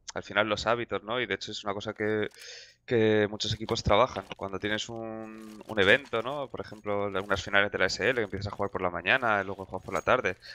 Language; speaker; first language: Spanish; native; Spanish